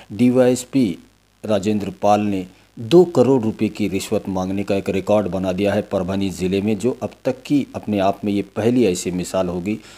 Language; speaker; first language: Hindi; non-native, local second language; Urdu